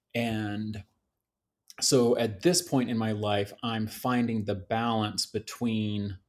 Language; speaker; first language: English; native; English